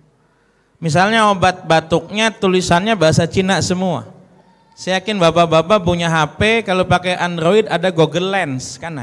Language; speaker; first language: Indonesian; native; Indonesian